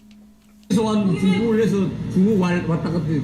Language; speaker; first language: Korean; native; Korean